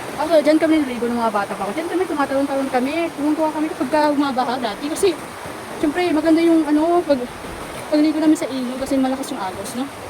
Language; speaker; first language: Filipino; non-native, local second language; Chavacano